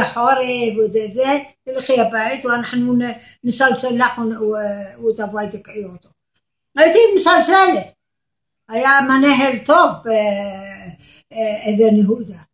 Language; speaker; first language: Hebrew; non-native, learner; Arabic